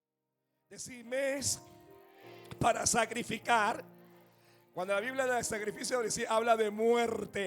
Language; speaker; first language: Spanish; native; Spanish